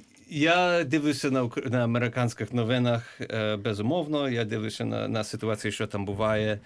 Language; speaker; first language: Ukrainian; early bilingual, heritage; English